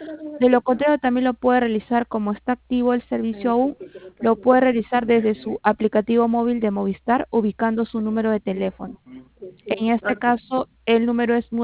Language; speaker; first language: Spanish; native; Spanish